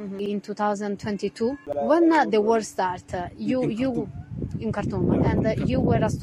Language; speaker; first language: English; non-native, learner; Italian